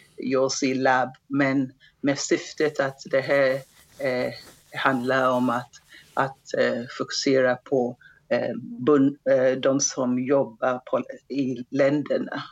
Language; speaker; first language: Swedish; non-native, fluent; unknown